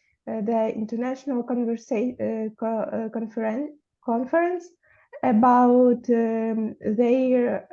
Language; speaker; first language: English; non-native, fluent; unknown